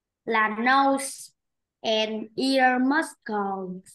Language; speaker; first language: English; non-native, learner; Vietnamese